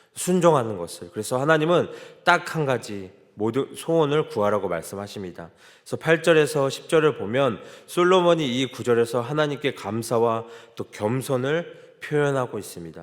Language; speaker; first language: Korean; native; Korean